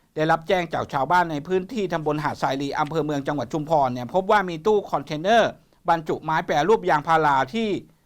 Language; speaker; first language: Thai; native; Thai